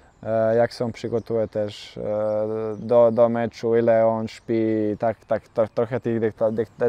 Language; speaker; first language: Polish; non-native, learner; Bosnian